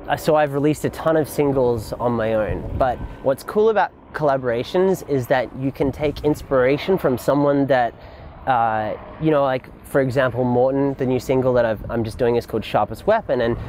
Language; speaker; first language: English; native; English